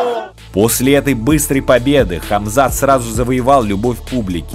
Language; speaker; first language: Russian; native; Russian